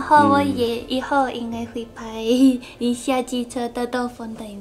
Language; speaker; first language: Chinese; non-native, fluent; Japanese